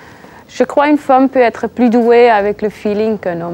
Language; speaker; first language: French; non-native, local second language; Swiss German